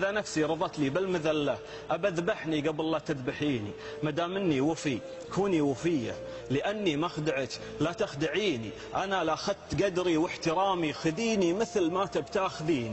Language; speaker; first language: Arabic; native; Arabic